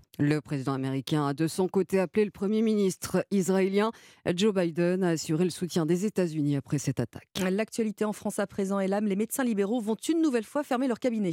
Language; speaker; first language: French; native; French